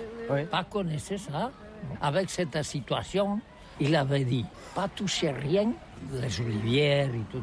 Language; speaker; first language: French; non-native, learner; Catalan